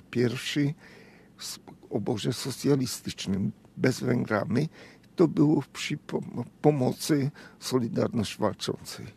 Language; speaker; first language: Polish; non-native, fluent; Hungarian